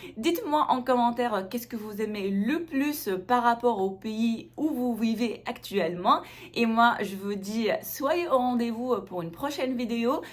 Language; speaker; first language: French; non-native, local second language; Arabic